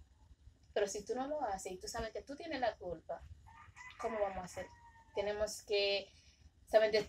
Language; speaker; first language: Spanish; early bilingual, other home language; Haitian Creole